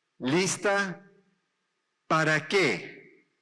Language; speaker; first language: Spanish; non-native, learner; English